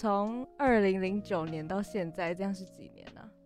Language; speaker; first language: Chinese; native; Chinese